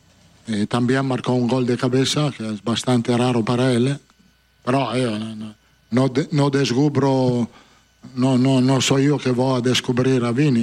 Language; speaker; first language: Portuguese; non-native, fluent; Italian